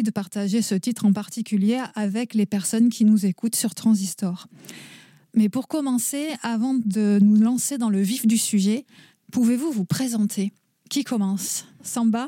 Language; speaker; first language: French; native; French